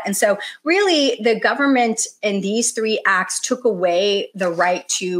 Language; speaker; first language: English; native; English